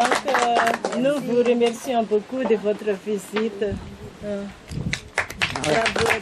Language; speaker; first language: French; non-native, local second language; Malagasy